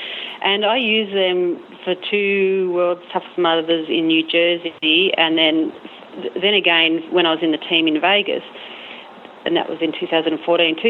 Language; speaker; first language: English; native; English